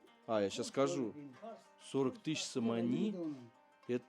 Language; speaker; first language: Russian; native; Russian